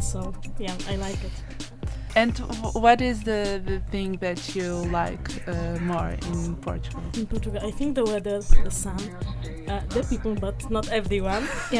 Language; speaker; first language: English; non-native, learner; Polish